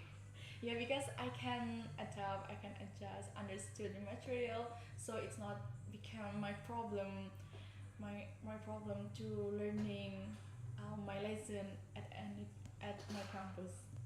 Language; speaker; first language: English; non-native, learner; Indonesian